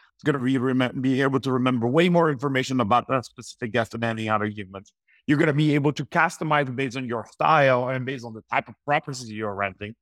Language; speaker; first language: English; non-native, fluent; Italian